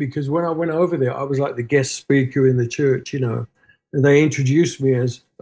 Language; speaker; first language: English; native; English